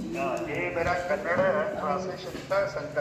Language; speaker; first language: Hindi; non-native, local second language; Kannada